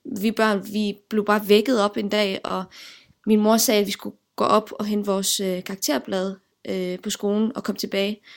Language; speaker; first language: Danish; early bilingual, other home language; Arabic